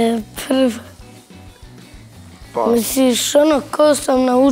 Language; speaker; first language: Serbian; non-native, local second language; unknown